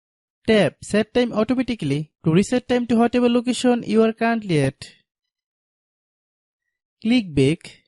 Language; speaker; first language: English; non-native, fluent; Bangla